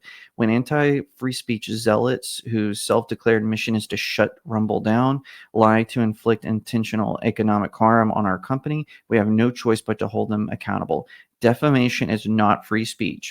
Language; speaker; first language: English; native; English